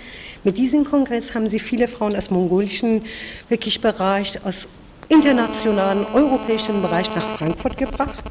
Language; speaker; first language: German; non-native, fluent; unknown